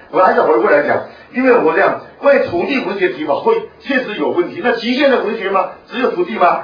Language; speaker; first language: Chinese; non-native, local second language; Hakka Chinese